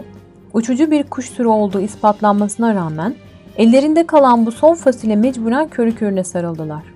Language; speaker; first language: Turkish; native; Turkish